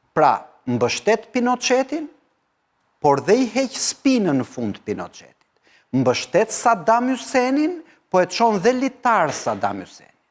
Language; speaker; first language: Albanian; native; Albanian